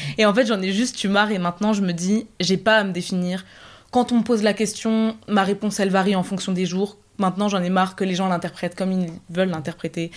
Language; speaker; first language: French; native; French